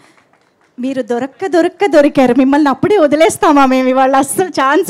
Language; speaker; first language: Telugu; native; Telugu